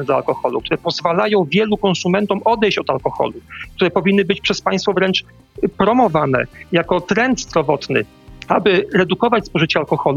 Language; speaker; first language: Polish; native; Polish